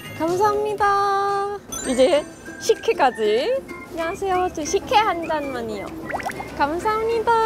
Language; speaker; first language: Korean; non-native, fluent; Indonesian